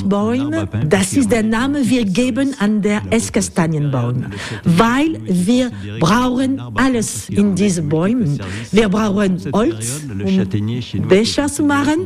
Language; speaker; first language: German; non-native, learner; French